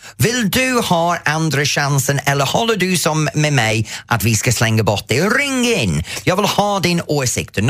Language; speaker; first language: Swedish; non-native, fluent; English